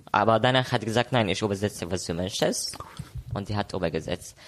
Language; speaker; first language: German; non-native, learner; Arabic